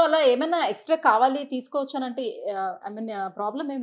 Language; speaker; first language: Telugu; native; Telugu